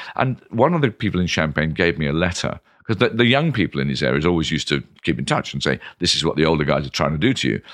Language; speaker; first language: English; native; English